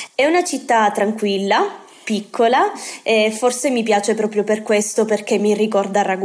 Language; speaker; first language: Italian; native; Italian